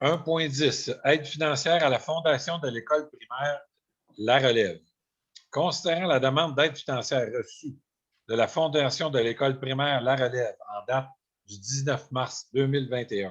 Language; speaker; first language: French; native; French